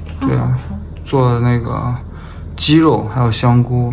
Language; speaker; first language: Chinese; native; Chinese